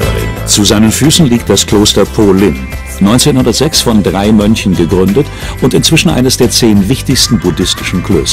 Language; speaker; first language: German; native; German